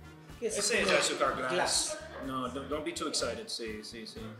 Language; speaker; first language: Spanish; non-native, learner; English